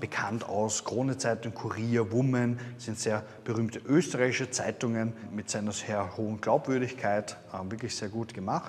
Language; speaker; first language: German; native; German